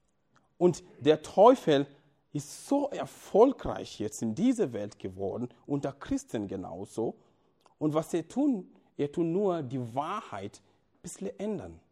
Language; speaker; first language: German; non-native, fluent; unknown